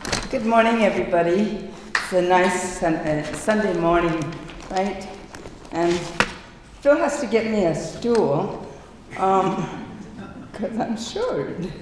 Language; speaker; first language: English; native; English